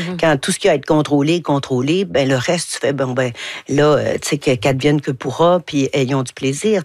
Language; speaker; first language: French; native; French